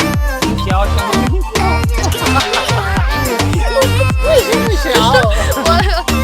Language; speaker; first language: Chinese; non-native, learner; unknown